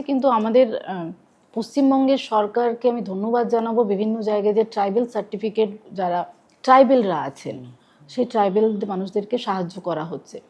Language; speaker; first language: Bangla; non-native, local second language; Santali